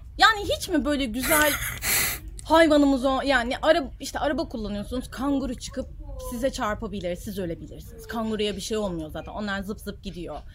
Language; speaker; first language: Turkish; native; Turkish